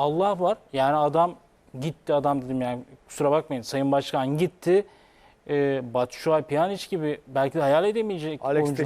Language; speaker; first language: Turkish; native; Turkish